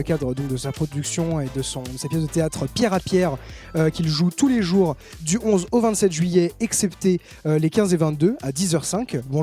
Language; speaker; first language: French; native; French